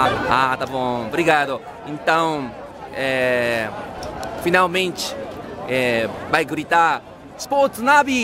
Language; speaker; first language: Portuguese; non-native, learner; Japanese